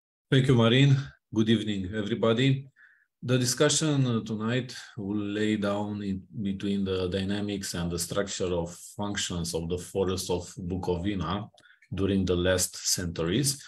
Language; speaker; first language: English; non-native, fluent; Romanian